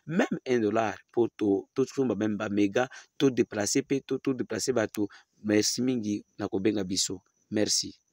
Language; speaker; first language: Lingala; non-native, local second language; Swahili